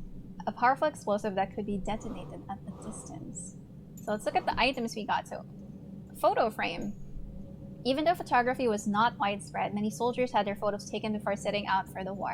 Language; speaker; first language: English; non-native, local second language; Cantonese